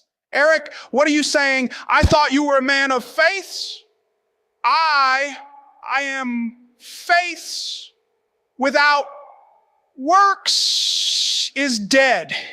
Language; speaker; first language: English; native; English